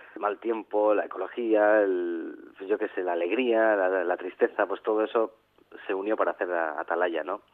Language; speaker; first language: Spanish; native; Spanish